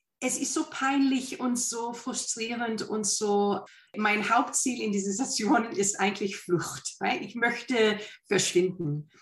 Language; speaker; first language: German; non-native, fluent; English